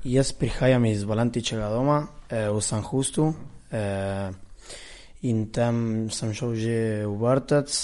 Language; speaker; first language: Slovenian; early bilingual, heritage; Spanish